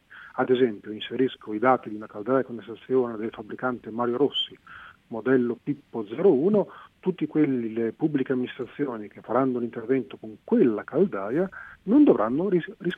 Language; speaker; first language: Italian; native; Italian